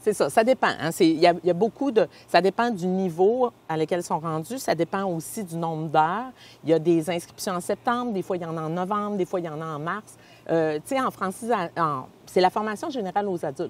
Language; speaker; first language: French; native; French